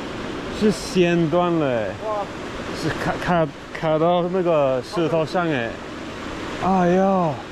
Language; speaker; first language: Chinese; non-native, fluent; English